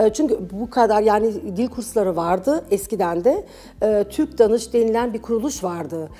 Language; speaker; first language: Turkish; early bilingual, other home language; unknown